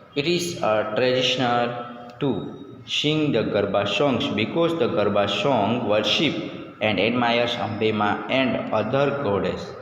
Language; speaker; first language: English; non-native, local second language; Gujarati